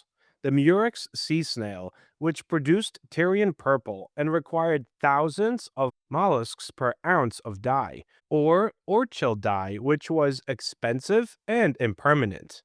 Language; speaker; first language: English; native; English